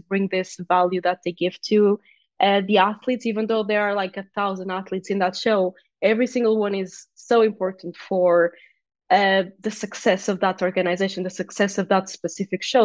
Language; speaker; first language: English; non-native, fluent; Portuguese